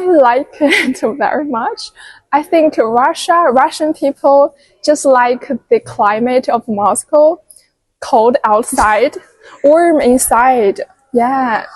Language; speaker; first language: English; non-native, fluent; Chinese